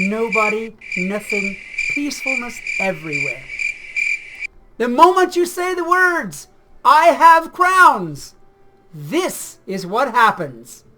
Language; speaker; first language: English; native; English